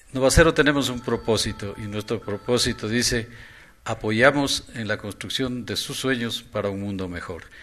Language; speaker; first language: Spanish; native; Spanish